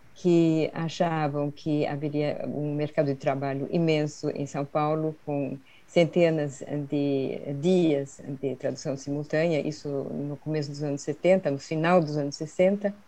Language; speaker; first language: Portuguese; early bilingual, other home language; Swedish